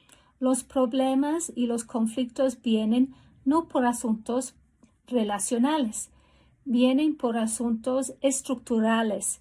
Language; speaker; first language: Spanish; non-native, fluent; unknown